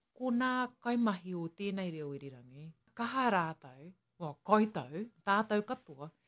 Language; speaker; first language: Māori; non-native, local second language; English